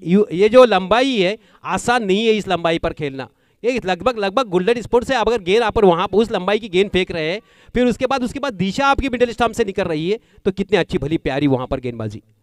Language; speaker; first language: Hindi; non-native, local second language; Marathi